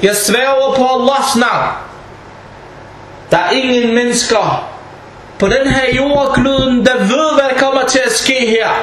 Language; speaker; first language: Danish; non-native, fluent; Arabic